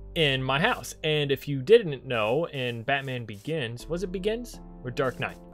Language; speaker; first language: English; native; English